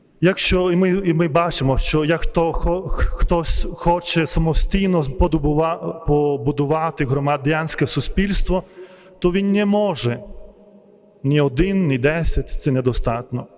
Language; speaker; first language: Ukrainian; non-native, fluent; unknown